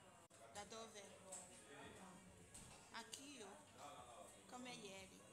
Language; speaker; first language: Italian; non-native, learner; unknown